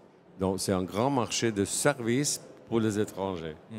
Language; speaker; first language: French; non-native, fluent; Portuguese